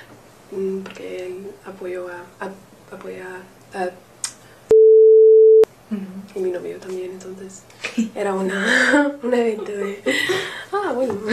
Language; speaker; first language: Spanish; non-native, learner; English